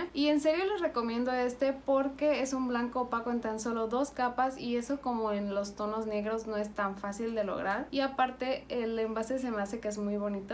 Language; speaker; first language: Spanish; native; Spanish